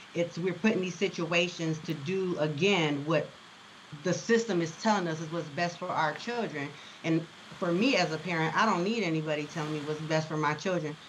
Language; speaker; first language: English; native; English